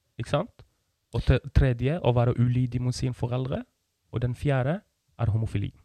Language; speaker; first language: Norwegian; non-native, fluent; Kurdish